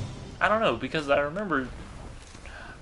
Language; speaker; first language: English; native; English